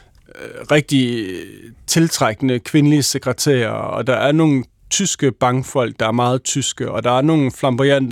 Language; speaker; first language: Danish; native; Danish